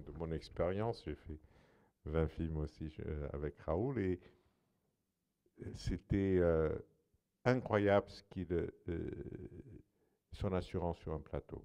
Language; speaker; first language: French; non-native, fluent; Portuguese